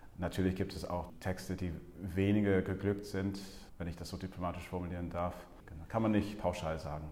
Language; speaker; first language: German; non-native, fluent; English